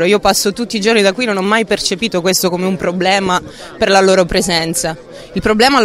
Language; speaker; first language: Italian; native; Italian